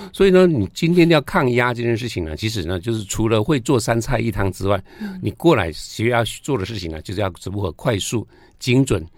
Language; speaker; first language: Chinese; native; Chinese